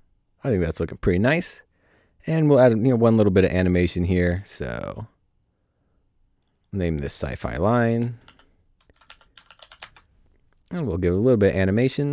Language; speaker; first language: English; native; English